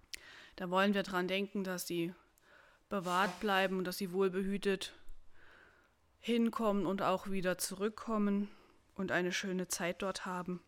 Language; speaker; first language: German; native; German